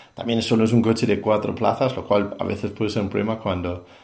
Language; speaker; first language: Spanish; non-native, fluent; Danish